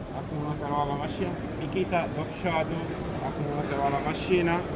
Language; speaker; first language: Polish; non-native, learner; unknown